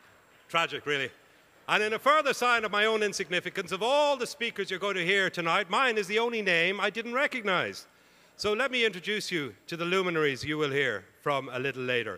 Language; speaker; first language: English; native; English